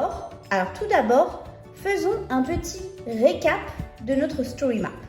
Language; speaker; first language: French; non-native, fluent; English